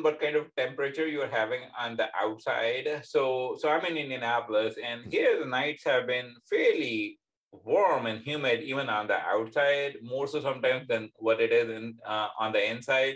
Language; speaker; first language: English; non-native, local second language; Urdu